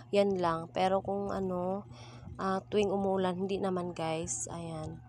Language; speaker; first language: Filipino; non-native, local second language; Cebuano